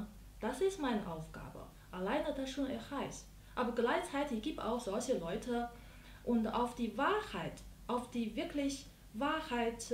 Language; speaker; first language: German; non-native, learner; Chinese